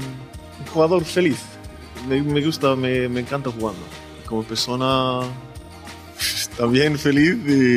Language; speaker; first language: Spanish; non-native, fluent; English